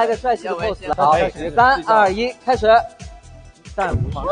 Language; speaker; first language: Chinese; native; Chinese